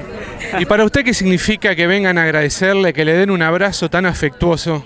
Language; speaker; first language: Spanish; native; Spanish